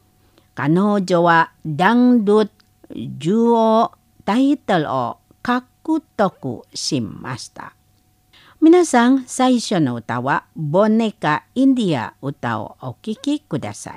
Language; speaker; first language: Japanese; non-native, fluent; Indonesian